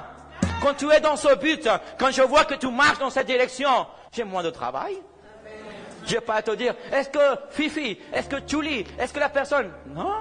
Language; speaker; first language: French; non-native, fluent; Spanish